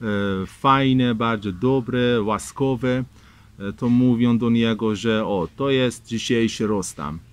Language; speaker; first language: Polish; non-native, fluent; Persian